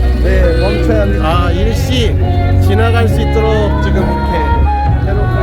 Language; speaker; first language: Korean; native; Korean